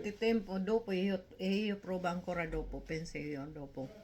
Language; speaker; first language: Italian; non-native, learner; Filipino